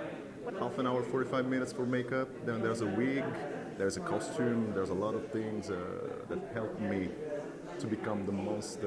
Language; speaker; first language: English; non-native, fluent; Italian